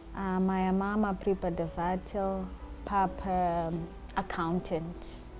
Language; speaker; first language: Russian; non-native, learner; Shona